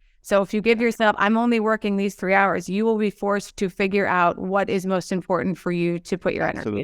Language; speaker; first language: English; native; English